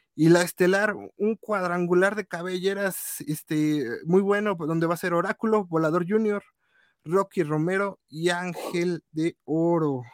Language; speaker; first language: Spanish; native; Spanish